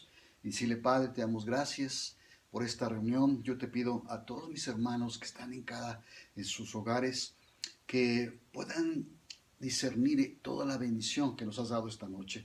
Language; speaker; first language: Spanish; native; Spanish